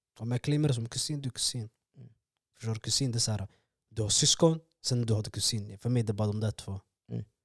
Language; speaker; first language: Swedish; early bilingual, other home language; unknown